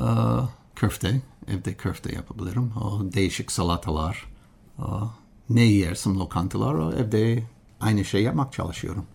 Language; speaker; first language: Turkish; non-native, learner; English